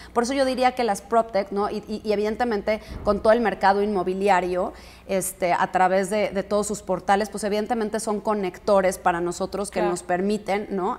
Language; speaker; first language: Spanish; native; Spanish